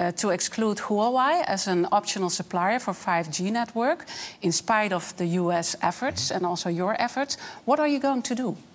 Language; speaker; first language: English; non-native, fluent; Dutch